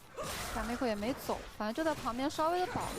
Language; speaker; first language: Chinese; native; Chinese